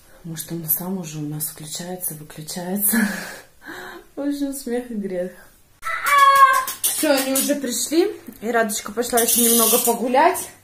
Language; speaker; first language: Russian; native; Russian